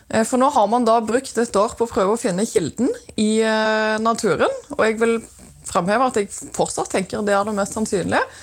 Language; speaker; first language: Norwegian; native; Norwegian